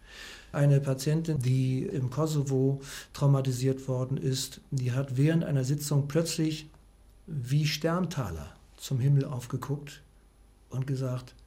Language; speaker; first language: German; native; German